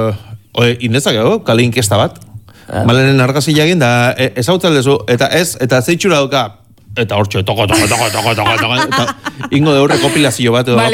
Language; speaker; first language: Basque; native; Basque